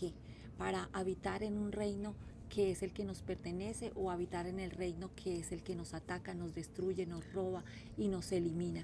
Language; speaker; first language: Spanish; native; Spanish